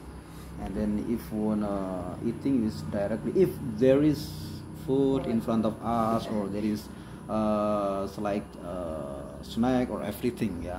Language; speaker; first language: English; non-native, learner; Indonesian